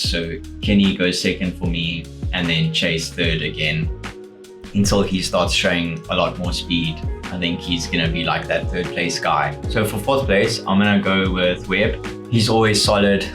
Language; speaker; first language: English; native; English